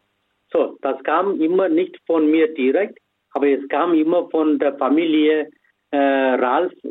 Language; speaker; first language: German; non-native, fluent; Tamil